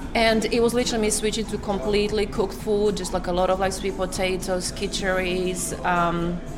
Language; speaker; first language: English; non-native, fluent; Croatian